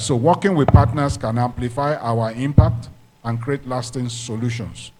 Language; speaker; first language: English; non-native, local second language; Yoruba